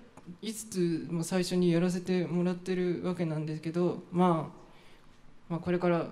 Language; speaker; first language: Japanese; native; Japanese